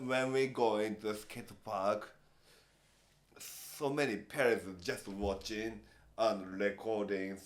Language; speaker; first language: English; non-native, learner; Japanese